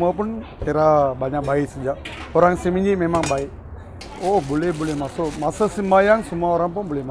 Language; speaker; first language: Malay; non-native, local second language; Tamil